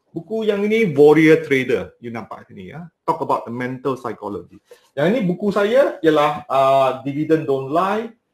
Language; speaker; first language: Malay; non-native, local second language; Cantonese